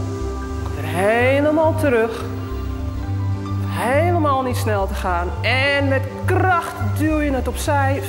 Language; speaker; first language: Dutch; native; Dutch